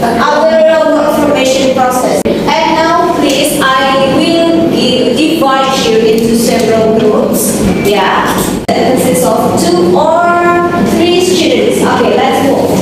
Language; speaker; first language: English; non-native, fluent; Indonesian